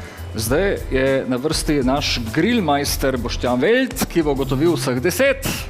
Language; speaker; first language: Slovenian; native; Slovenian